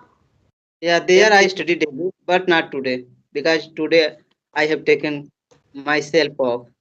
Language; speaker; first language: English; non-native, learner; Hindi